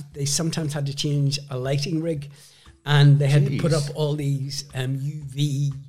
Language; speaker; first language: English; native; English